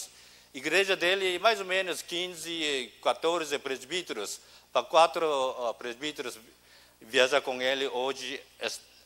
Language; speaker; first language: Portuguese; non-native, learner; Korean